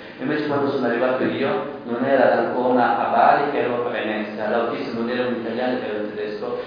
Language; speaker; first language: Italian; non-native, fluent; Persian